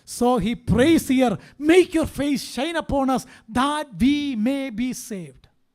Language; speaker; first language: English; non-native, local second language; Malayalam